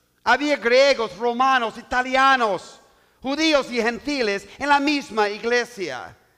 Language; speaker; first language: Spanish; non-native, learner; English